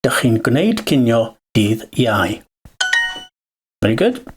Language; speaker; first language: Welsh; non-native, learner; English